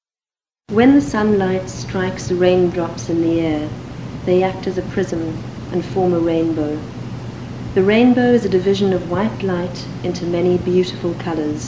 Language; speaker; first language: English; native; English